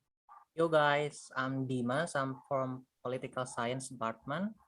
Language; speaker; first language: English; non-native, learner; Indonesian